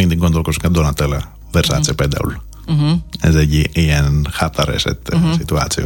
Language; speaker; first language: Hungarian; non-native, learner; Greek